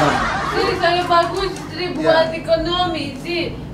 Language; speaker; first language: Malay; non-native, learner; Russian